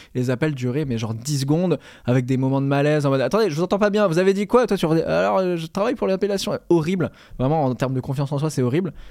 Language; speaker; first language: French; native; French